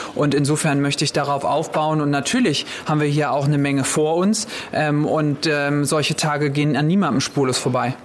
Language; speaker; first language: German; native; German